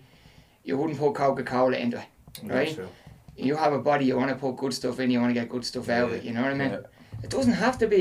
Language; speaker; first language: English; native; English